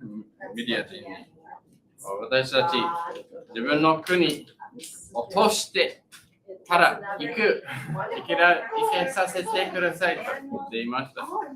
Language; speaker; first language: Japanese; non-native, learner; English